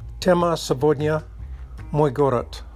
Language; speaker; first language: Russian; non-native, learner; English